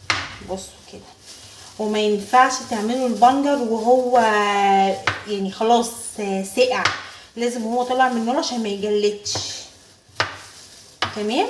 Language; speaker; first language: Arabic; native; Arabic